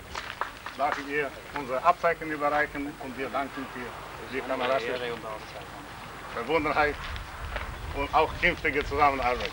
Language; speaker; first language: German; non-native, fluent; Ukrainian